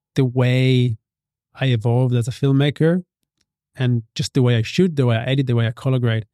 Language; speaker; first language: English; non-native, fluent; Italian